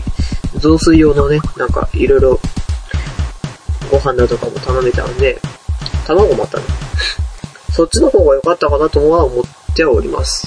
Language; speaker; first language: Japanese; native; Japanese